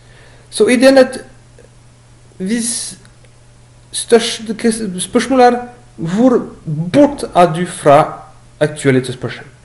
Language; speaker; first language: Norwegian; non-native, learner; French